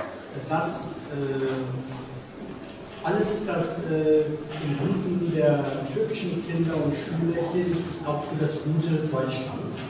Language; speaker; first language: German; early bilingual, other home language; Turkish